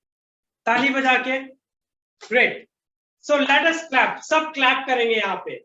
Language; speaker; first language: Hindi; native; Hindi